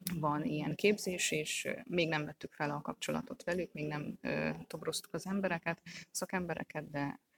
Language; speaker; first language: Hungarian; native; Hungarian